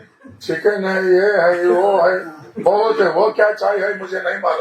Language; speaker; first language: Hindi; non-native, learner; Nepali